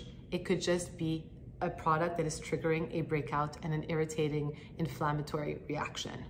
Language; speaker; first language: English; native; English